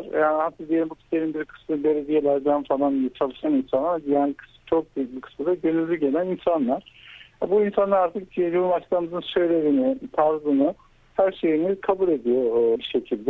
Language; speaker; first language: Turkish; native; Turkish